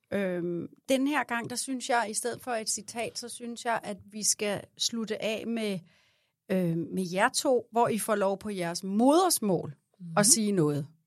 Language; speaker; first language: Danish; native; Danish